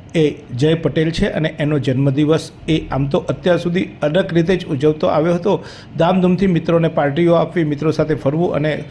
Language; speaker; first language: Gujarati; native; Gujarati